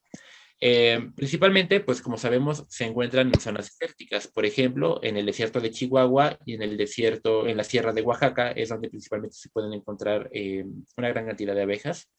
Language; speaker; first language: Spanish; native; Spanish